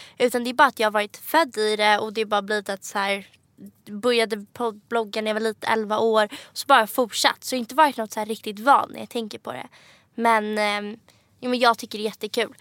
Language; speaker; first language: Swedish; native; Swedish